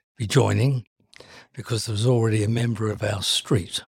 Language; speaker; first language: English; native; English